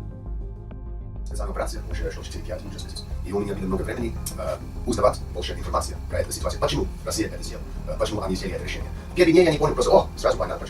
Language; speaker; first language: Russian; non-native, learner; English